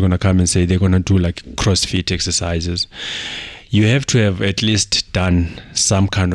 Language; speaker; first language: English; non-native, local second language; Xhosa